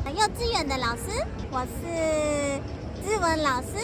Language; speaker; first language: Chinese; early bilingual, heritage; Japanese